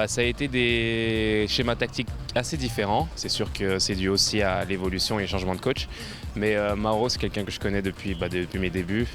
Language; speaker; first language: French; native; French